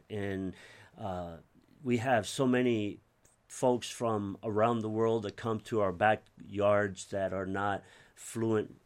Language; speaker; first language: English; early bilingual, other home language; Spanish